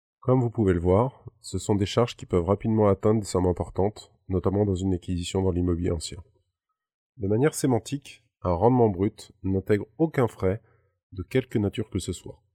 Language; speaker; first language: French; native; French